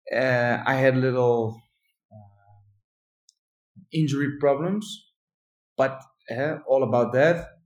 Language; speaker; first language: Swedish; non-native, learner; Dutch